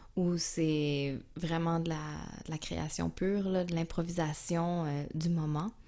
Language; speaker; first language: French; native; French